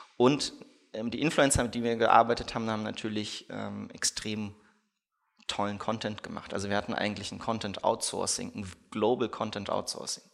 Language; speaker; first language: German; early bilingual, other home language; Russian